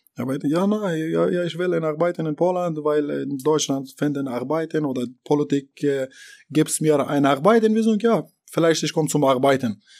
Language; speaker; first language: German; non-native, learner; Persian